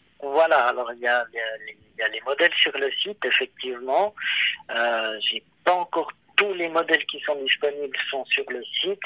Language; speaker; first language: French; native; French